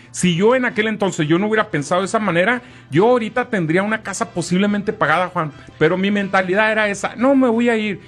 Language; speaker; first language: Spanish; native; Spanish